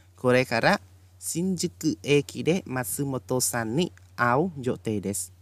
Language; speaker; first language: Japanese; non-native, fluent; Khmer